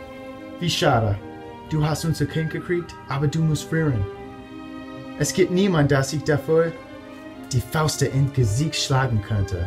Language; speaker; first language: German; non-native, learner; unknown